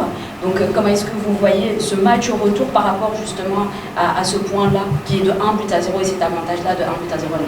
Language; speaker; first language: French; native; French